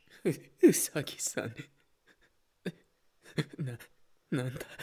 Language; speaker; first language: Japanese; non-native, learner; Spanish